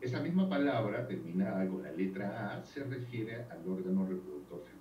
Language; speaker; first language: Spanish; native; Spanish